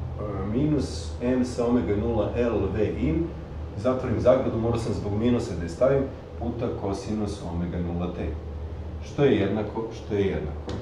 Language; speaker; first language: Serbian; native; Serbian